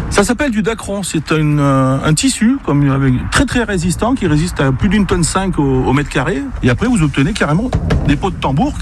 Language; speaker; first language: French; native; French